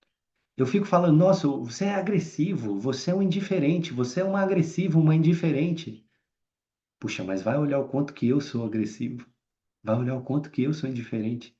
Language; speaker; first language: Portuguese; native; Portuguese